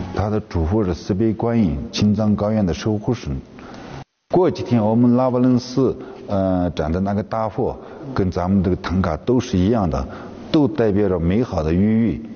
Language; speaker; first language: Chinese; non-native, local second language; Tibetan